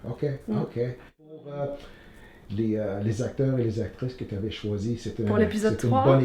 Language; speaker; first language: French; non-native, learner; English